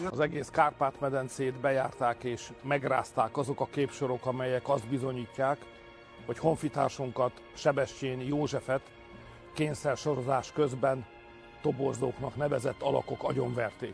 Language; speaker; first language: Hungarian; native; Hungarian